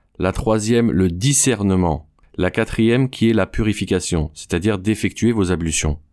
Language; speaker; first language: French; native; French